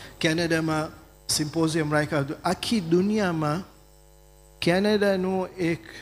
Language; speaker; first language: Gujarati; early bilingual, heritage; Gujarati